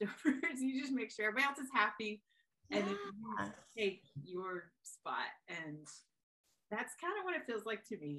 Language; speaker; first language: English; native; English